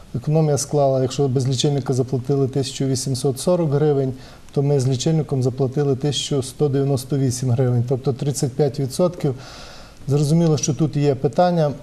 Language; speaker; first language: Ukrainian; native; Ukrainian